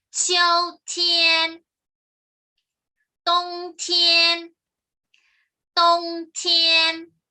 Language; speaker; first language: Chinese; non-native, fluent; Thai